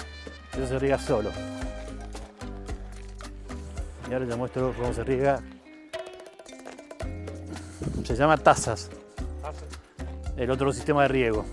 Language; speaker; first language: Spanish; native; Spanish